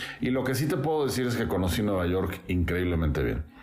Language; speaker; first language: Spanish; native; Spanish